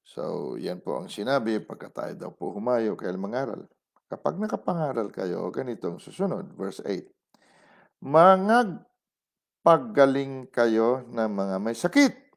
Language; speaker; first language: Filipino; non-native, local second language; Cebuano